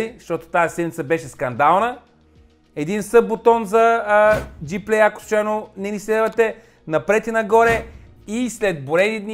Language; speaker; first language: Bulgarian; native; Bulgarian